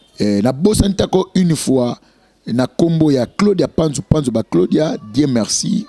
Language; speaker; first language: Lingala; native; Lingala